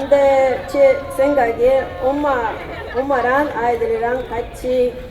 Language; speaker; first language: Korean; non-native, learner; Russian